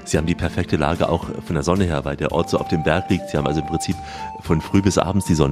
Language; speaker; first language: German; native; German